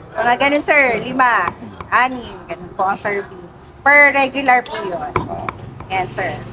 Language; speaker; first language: Filipino; native; Filipino